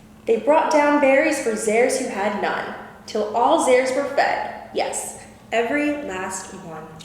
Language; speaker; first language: English; native; English